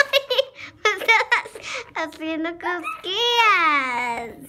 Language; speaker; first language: Spanish; early bilingual, heritage; English